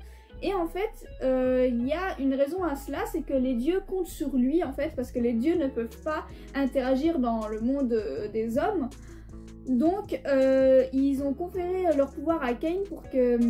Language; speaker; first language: French; native; French